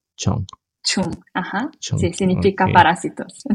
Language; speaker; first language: Spanish; non-native, fluent; Korean